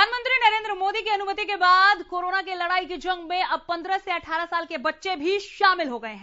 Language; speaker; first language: Hindi; native; Hindi